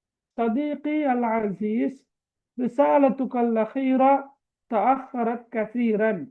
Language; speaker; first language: Arabic; non-native, fluent; Tamil